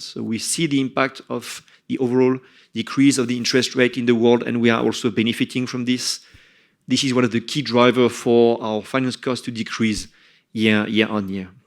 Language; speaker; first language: English; non-native, fluent; French